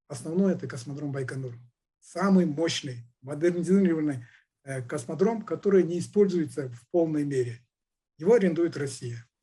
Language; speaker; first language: Russian; non-native, local second language; Kazakh